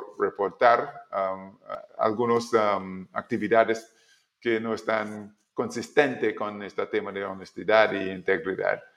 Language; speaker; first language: Spanish; non-native, learner; English